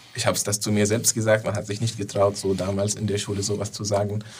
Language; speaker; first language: German; non-native, fluent; Arabic